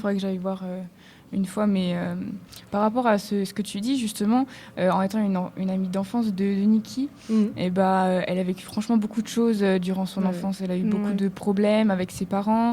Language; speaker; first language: French; native; French